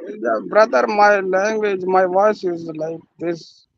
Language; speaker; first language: English; non-native, learner; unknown